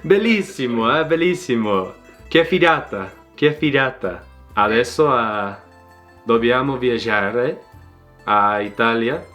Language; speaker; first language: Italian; non-native, learner; English